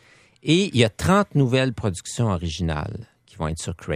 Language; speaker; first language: French; native; French